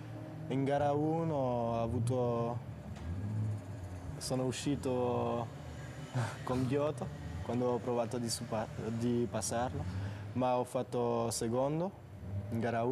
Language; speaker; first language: Italian; non-native, learner; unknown